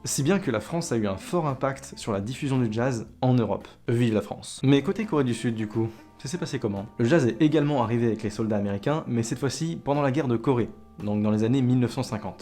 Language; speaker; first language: French; native; French